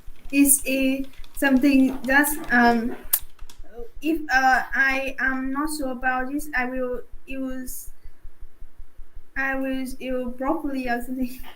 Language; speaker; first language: English; non-native, learner; Vietnamese